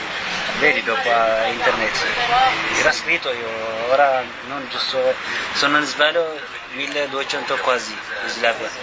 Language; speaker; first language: Italian; non-native, learner; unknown